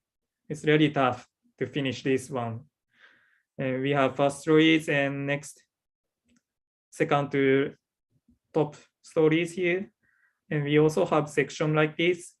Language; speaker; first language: English; non-native, learner; Japanese